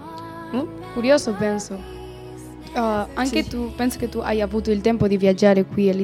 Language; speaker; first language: Italian; non-native, learner; Spanish